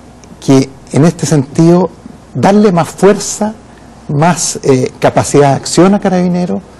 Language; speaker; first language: Spanish; native; Spanish